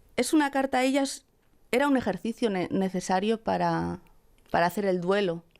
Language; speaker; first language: Spanish; native; Spanish